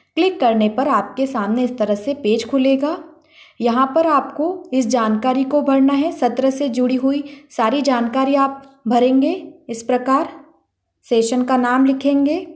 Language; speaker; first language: Hindi; native; Hindi